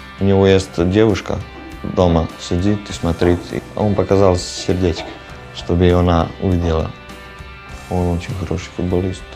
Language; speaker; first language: Russian; non-native, learner; Serbian